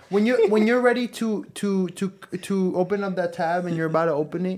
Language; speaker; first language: English; early bilingual, other home language; Spanish